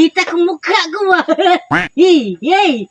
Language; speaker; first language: Filipino; non-native, local second language; Cebuano